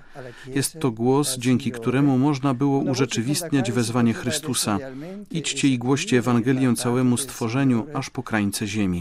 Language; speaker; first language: Polish; non-native, learner; German